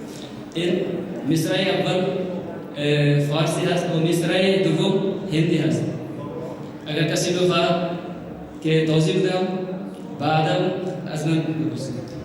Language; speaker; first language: Persian; non-native, learner; Hindi